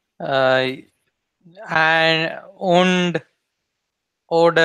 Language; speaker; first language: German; non-native, learner; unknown